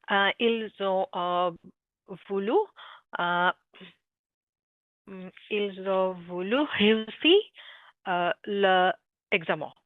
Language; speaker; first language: French; non-native, learner; Bangla